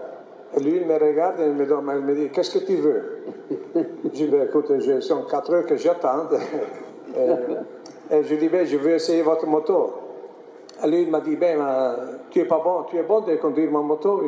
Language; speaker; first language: French; non-native, fluent; Italian